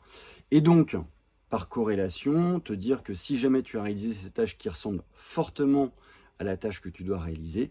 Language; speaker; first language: French; native; French